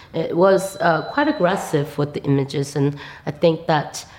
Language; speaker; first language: English; non-native, fluent; Korean